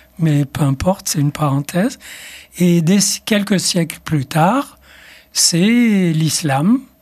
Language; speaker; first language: French; non-native, local second language; Arabic